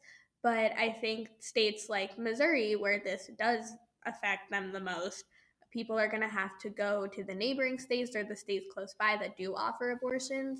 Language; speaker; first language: English; native; English